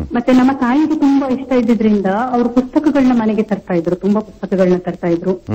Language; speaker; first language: Kannada; native; Kannada